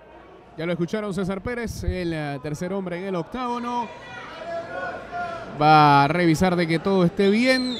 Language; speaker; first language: Spanish; native; Spanish